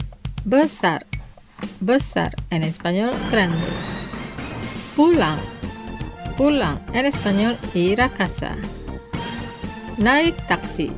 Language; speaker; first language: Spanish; non-native, fluent; Indonesian